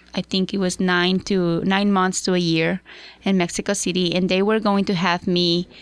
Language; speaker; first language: English; non-native, fluent; Spanish